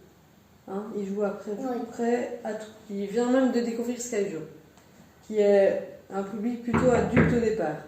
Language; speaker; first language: French; native; French